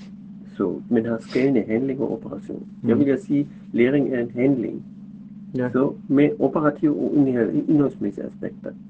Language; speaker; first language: Danish; non-native, fluent; German